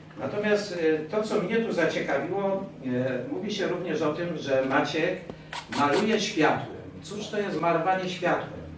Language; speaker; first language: Polish; native; Polish